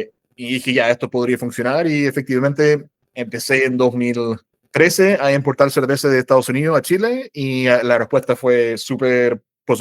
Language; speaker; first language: Spanish; non-native, fluent; English